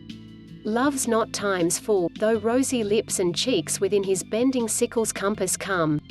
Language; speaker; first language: English; native; English